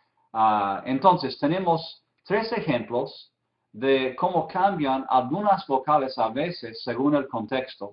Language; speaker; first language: Spanish; non-native, fluent; English